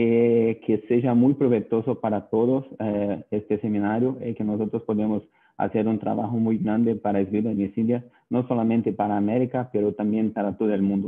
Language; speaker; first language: Spanish; non-native, learner; Portuguese